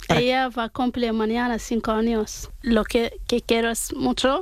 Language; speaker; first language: Spanish; non-native, learner; Arabic